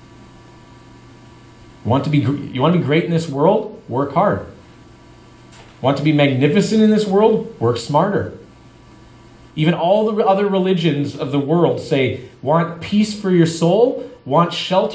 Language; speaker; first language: English; native; English